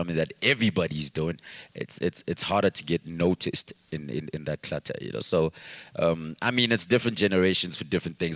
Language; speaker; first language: English; non-native, local second language; Zulu